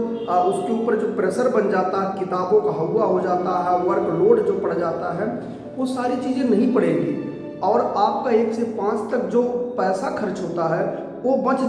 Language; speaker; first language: Hindi; native; Hindi